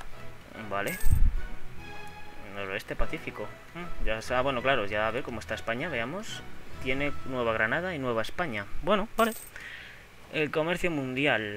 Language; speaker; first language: Spanish; native; Spanish